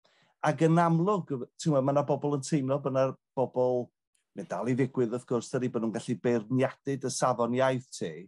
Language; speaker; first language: Welsh; native; Welsh